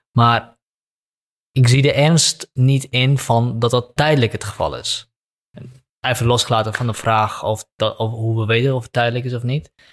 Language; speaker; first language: Dutch; native; Dutch